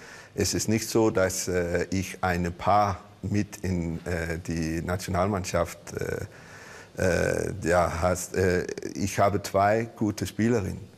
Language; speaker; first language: German; non-native, learner; Danish